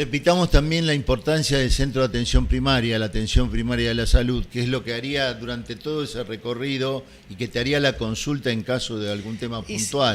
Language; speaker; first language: Spanish; native; Spanish